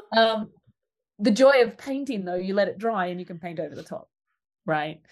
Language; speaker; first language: English; native; English